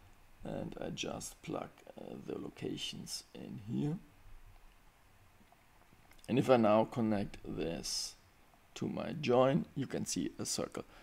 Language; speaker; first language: English; non-native, fluent; German